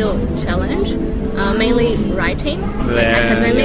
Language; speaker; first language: English; non-native, fluent; Portuguese